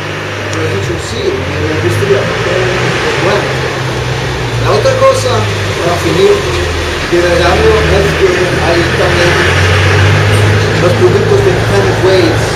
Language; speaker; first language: Spanish; non-native, fluent; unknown